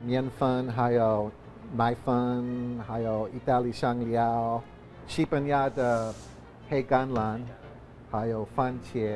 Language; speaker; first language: Chinese; non-native, fluent; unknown